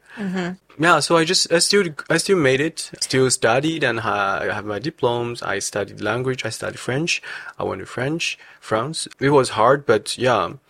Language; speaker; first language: English; non-native, fluent; Chinese